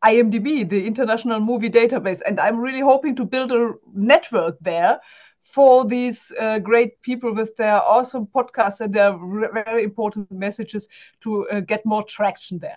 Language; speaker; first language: English; non-native, fluent; German